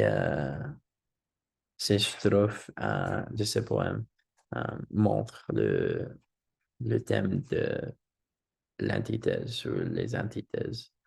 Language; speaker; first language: French; non-native, learner; English